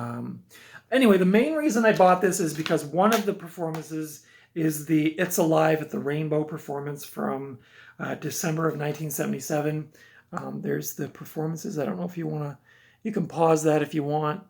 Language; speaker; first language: English; native; English